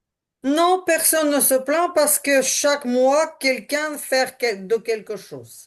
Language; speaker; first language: French; non-native, learner; Ukrainian